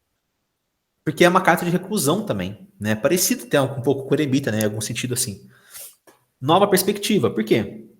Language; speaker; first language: Portuguese; native; Portuguese